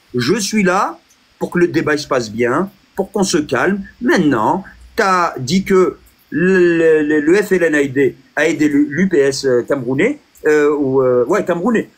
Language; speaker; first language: French; early bilingual, other home language; Arabic